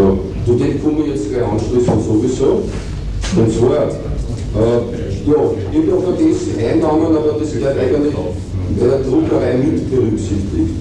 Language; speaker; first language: German; native; German